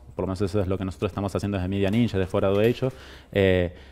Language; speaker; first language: Spanish; native; Spanish